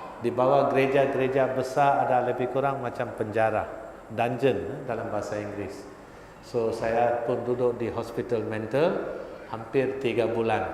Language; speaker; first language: Malay; non-native, local second language; Tamil